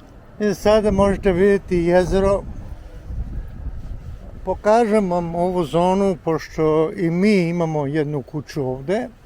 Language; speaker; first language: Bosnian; non-native, local second language; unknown